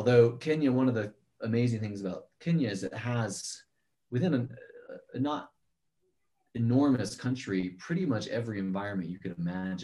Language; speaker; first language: English; native; English